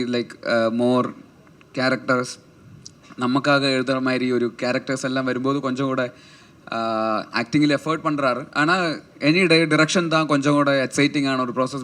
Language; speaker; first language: Tamil; non-native, learner; Malayalam